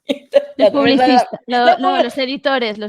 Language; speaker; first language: Spanish; native; Spanish